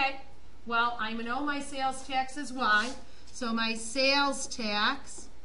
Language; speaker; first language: English; native; English